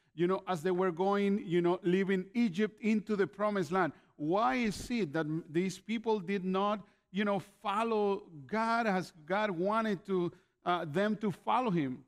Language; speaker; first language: English; non-native, fluent; Spanish